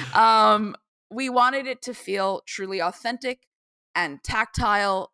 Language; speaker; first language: English; native; English